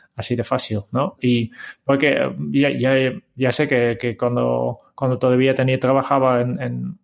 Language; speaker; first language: Spanish; non-native, fluent; Dutch